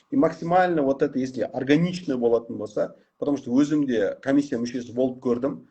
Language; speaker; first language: Russian; non-native, local second language; Kazakh